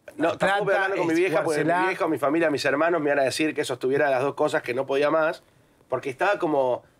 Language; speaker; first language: Spanish; native; Spanish